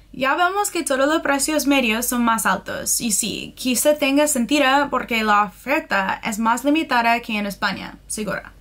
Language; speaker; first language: Spanish; non-native, fluent; English